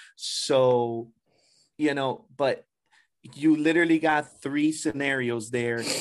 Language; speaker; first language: English; early bilingual, other home language; Spanish